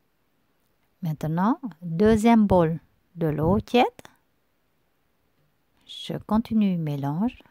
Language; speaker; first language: French; non-native, learner; Vietnamese